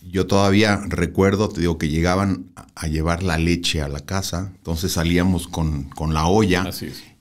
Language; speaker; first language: Spanish; native; Spanish